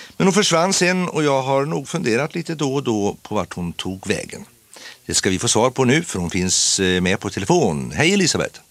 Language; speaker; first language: Swedish; native; Swedish